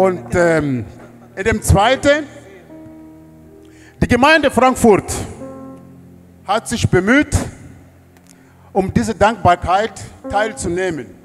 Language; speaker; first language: German; non-native, learner; Portuguese